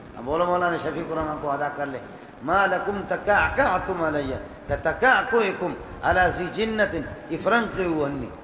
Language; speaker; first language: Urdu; non-native, local second language; Brahui